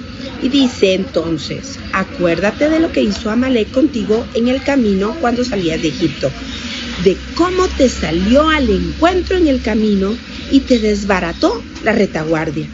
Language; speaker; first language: Spanish; native; Spanish